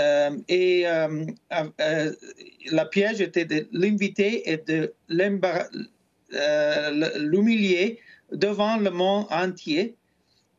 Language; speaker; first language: French; non-native, fluent; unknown